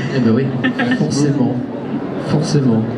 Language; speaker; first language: French; native; French